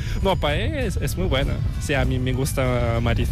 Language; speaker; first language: Spanish; non-native, learner; Korean